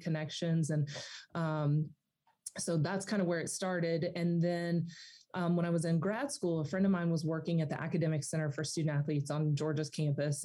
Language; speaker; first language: English; native; English